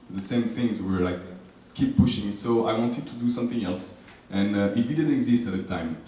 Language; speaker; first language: English; non-native, fluent; French